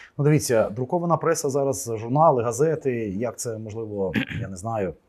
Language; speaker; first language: Ukrainian; native; Ukrainian